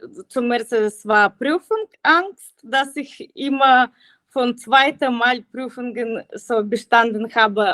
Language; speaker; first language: German; non-native, learner; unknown